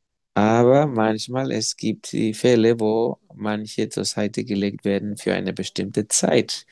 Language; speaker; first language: German; non-native, fluent; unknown